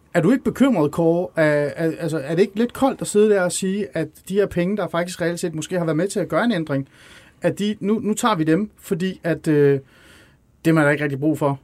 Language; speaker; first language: Danish; early bilingual, other home language; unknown